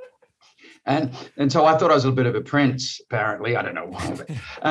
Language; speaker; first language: English; native; English